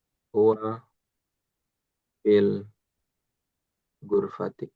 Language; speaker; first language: Arabic; non-native, fluent; Indonesian